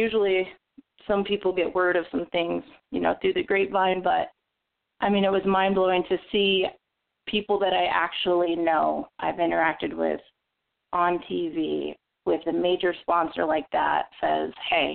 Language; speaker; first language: English; native; English